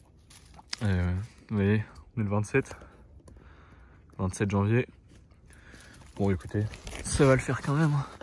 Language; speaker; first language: French; native; French